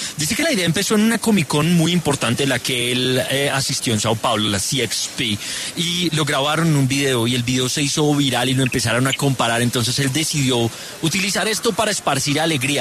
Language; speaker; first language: Spanish; native; Spanish